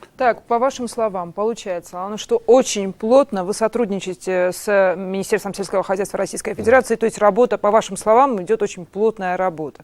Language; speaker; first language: Russian; non-native, local second language; Ossetic